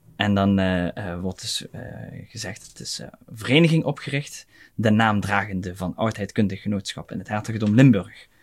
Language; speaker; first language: Dutch; native; Dutch